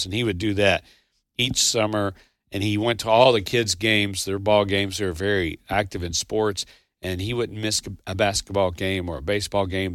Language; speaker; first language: English; native; English